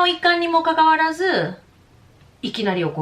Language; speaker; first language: Japanese; non-native, fluent; English